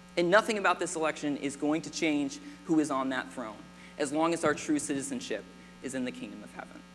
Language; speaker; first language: English; native; English